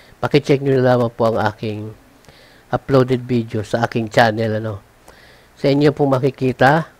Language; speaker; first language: Filipino; native; Filipino